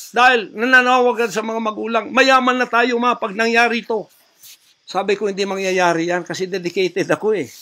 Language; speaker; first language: Filipino; non-native, local second language; Cebuano